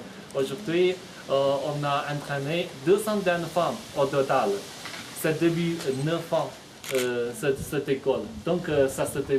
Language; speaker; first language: French; non-native, fluent; Chinese